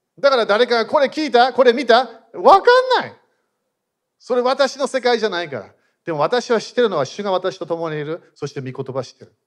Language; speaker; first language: Japanese; non-native, fluent; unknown